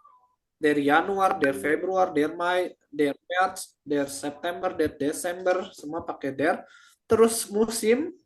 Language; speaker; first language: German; non-native, learner; Indonesian